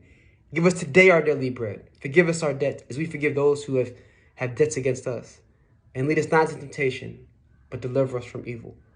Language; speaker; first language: English; native; English